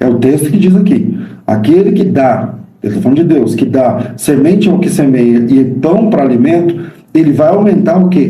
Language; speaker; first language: Portuguese; native; Portuguese